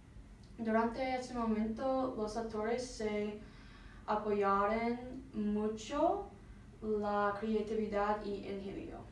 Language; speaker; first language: Spanish; non-native, learner; English